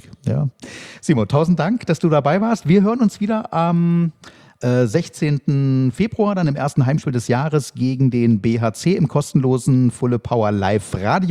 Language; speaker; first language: German; native; German